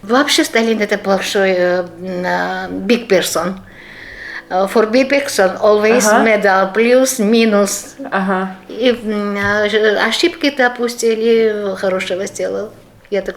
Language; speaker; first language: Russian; non-native, fluent; Georgian